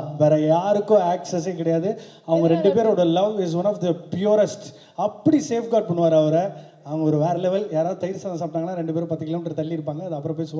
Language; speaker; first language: Tamil; native; Tamil